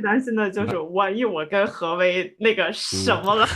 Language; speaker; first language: Chinese; native; Chinese